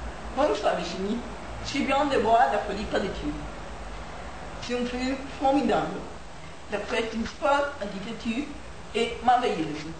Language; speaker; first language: French; non-native, learner; Spanish